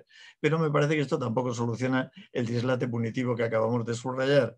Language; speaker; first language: Spanish; native; Spanish